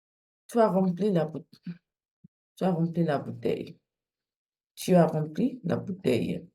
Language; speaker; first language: French; non-native, fluent; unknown